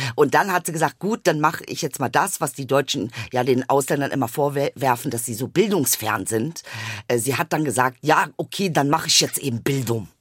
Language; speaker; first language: German; early bilingual, other home language; Turkish